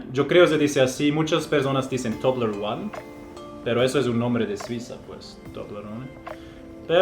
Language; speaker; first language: Spanish; non-native, fluent; German